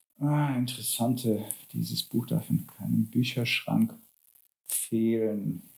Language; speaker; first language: German; early bilingual, other home language; Polish